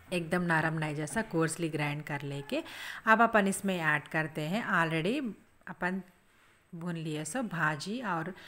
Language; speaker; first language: Hindi; native; Hindi